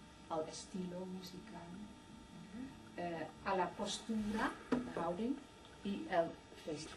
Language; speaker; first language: Spanish; non-native, learner; Dutch